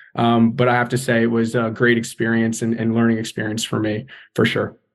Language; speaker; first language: English; native; English